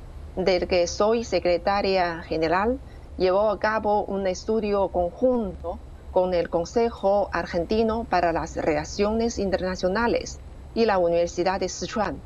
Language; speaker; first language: Spanish; non-native, fluent; Chinese